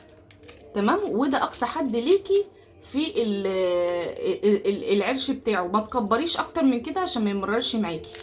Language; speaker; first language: Arabic; native; Arabic